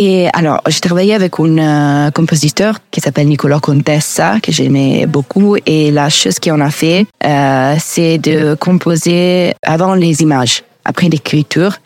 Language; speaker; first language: French; non-native, learner; Italian